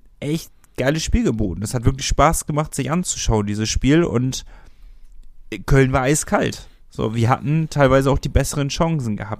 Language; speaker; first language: German; native; German